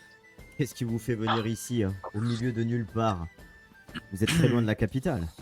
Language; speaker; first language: French; native; French